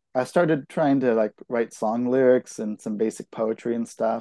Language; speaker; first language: English; native; English